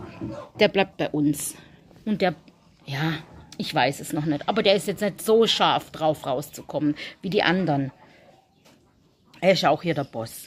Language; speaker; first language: German; native; German